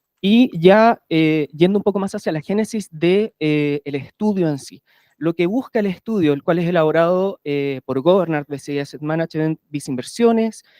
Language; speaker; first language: Spanish; native; Spanish